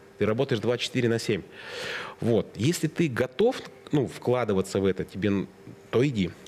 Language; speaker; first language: Russian; native; Russian